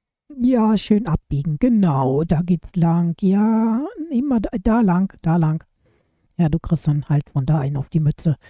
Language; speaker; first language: German; native; German